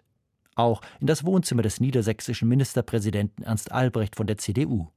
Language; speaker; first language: German; native; German